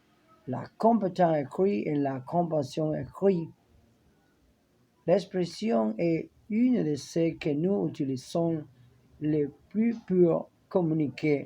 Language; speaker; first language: French; non-native, learner; Spanish